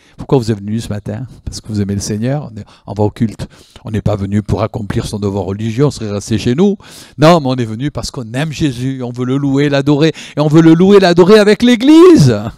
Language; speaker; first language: French; native; French